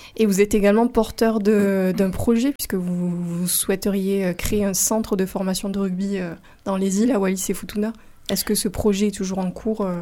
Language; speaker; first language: French; native; French